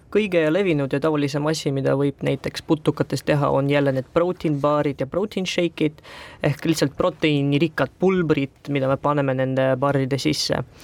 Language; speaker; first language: Estonian; non-native, local second language; Russian